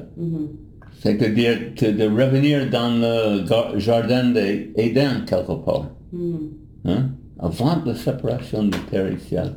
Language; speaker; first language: French; non-native, learner; English